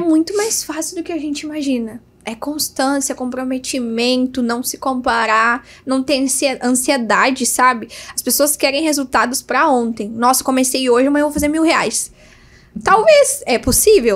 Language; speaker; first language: Portuguese; native; Portuguese